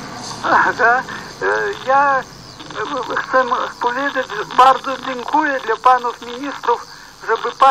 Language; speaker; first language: Polish; early bilingual, heritage; Polish